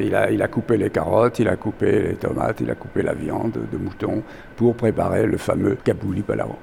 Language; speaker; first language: French; native; French